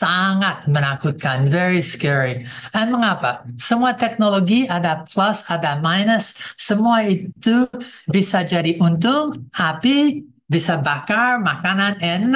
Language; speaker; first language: Indonesian; non-native, fluent; English